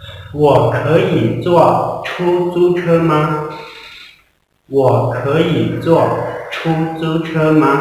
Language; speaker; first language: Chinese; non-native, fluent; Hmong